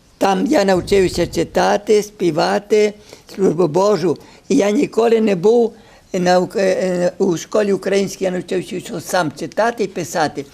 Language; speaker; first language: Ukrainian; early bilingual, heritage; Ukrainian